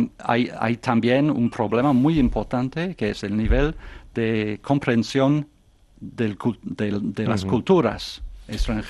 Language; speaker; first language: Spanish; non-native, fluent; English